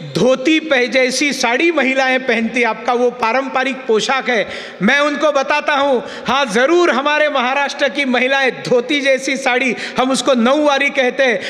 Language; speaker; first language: Hindi; non-native, local second language; Marathi